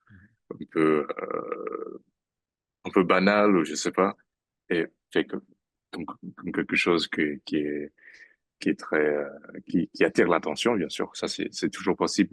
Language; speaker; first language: French; non-native, fluent; English